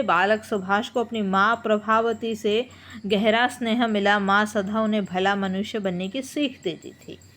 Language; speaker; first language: Hindi; non-native, local second language; Bangla